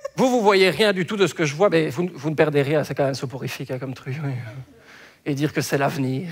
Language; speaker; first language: French; native; French